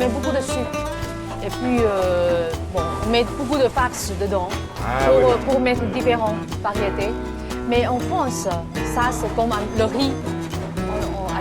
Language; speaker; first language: French; non-native, fluent; Chinese